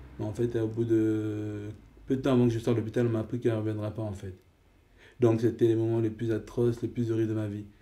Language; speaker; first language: French; early bilingual, other home language; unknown